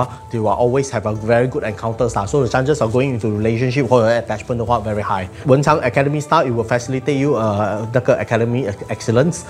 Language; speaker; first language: English; non-native, local second language; Chinese